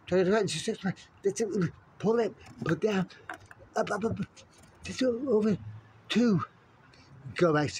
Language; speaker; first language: English; native; English